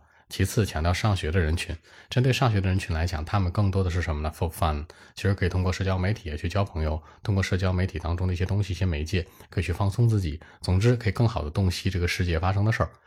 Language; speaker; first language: Chinese; native; Chinese